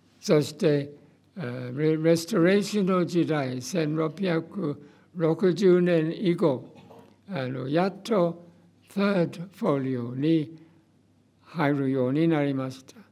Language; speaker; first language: Japanese; non-native, fluent; English